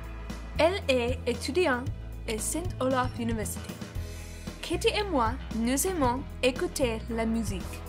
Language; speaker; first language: French; non-native, learner; English